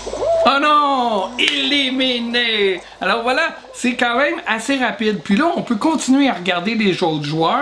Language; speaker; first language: French; native; French